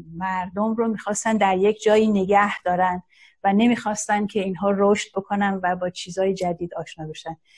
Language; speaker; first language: Persian; non-native, local second language; Azerbaijani